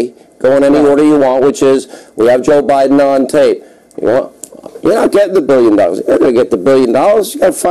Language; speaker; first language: English; native; English